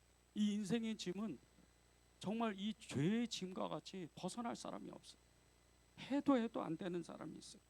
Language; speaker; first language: Korean; native; Korean